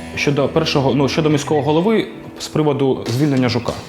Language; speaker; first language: Ukrainian; native; Ukrainian